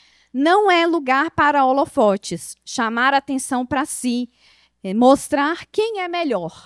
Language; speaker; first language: Portuguese; native; Portuguese